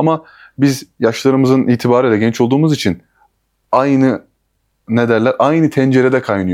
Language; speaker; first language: Turkish; native; Turkish